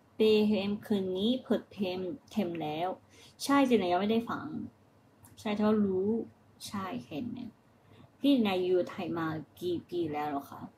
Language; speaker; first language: Thai; non-native, fluent; Japanese